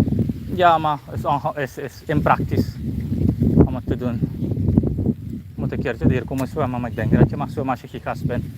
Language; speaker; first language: Dutch; non-native, fluent; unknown